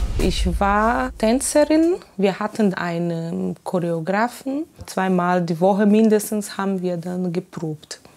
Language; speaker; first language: German; non-native, fluent; Portuguese